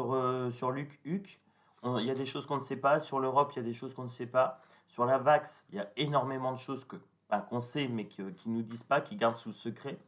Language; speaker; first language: French; native; French